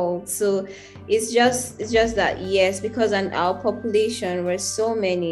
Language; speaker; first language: English; non-native, local second language; Hausa